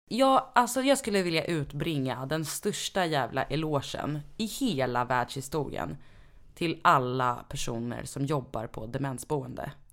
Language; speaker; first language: Swedish; native; Swedish